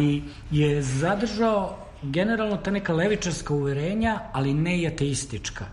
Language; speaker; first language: Serbian; native; Serbian